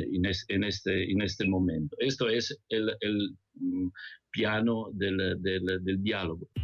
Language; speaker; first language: Spanish; non-native, fluent; Italian